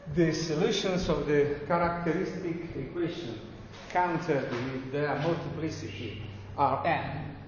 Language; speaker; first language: English; non-native, fluent; Italian